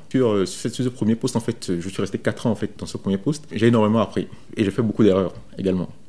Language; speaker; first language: French; non-native, local second language; Fon